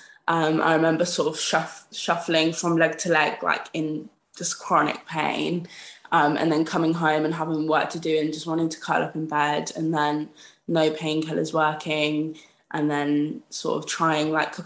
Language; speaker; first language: English; native; English